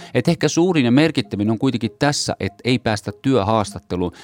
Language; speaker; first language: Finnish; native; Finnish